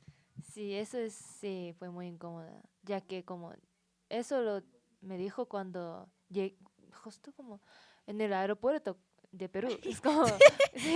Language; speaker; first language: Spanish; non-native, learner; Japanese